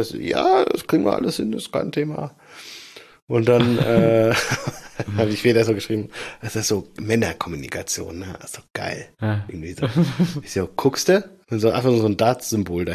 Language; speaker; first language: German; native; German